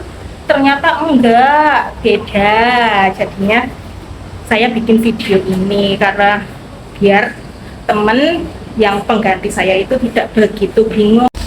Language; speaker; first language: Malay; non-native, local second language; Javanese